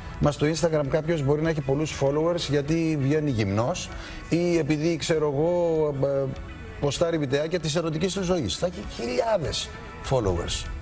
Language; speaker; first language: Greek; native; Greek